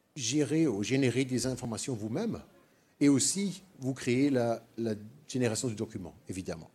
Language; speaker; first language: French; non-native, fluent; German